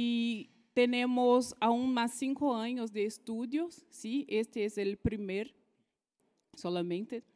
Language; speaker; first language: Spanish; non-native, fluent; Portuguese